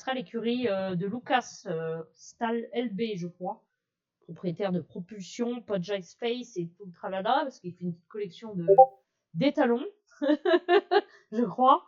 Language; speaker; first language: French; native; French